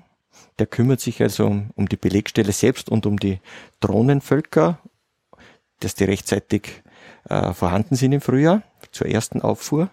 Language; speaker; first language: German; native; German